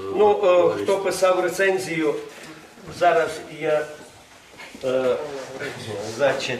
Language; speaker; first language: Ukrainian; native; Ukrainian